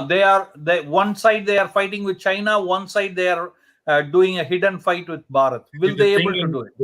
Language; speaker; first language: English; non-native, local second language; Hindi